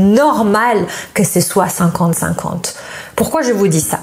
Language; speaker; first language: French; non-native, fluent; Italian